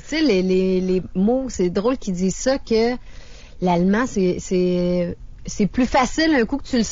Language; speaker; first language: French; native; French